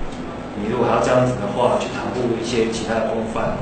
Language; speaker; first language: Chinese; native; Chinese